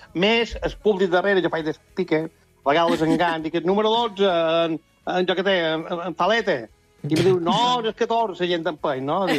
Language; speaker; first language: Catalan; native; Catalan